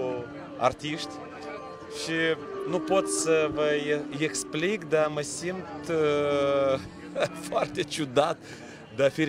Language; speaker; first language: Romanian; non-native, local second language; Russian